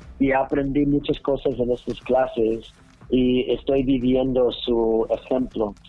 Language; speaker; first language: Spanish; non-native, learner; English